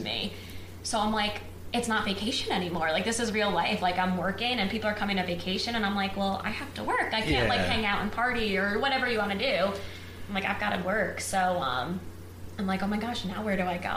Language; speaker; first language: English; native; English